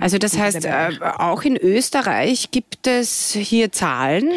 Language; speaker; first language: German; native; German